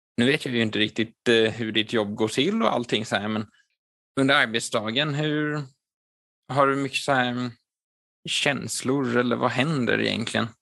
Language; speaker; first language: Swedish; native; Swedish